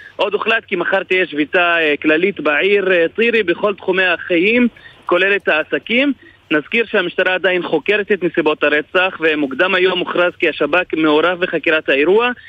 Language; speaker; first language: Hebrew; non-native, local second language; Arabic